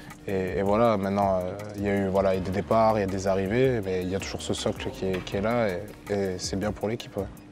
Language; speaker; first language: French; native; French